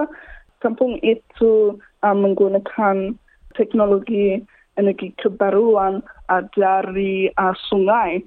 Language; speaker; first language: Indonesian; non-native, learner; English